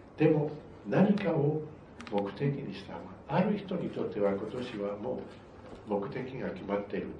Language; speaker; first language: Japanese; non-native, fluent; Spanish